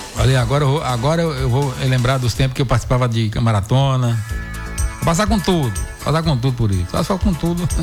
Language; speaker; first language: Portuguese; native; Portuguese